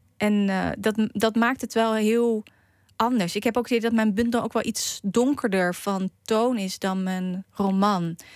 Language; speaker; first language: Dutch; native; Dutch